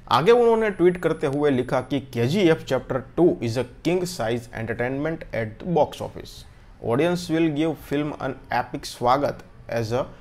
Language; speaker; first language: Hindi; non-native, local second language; Gujarati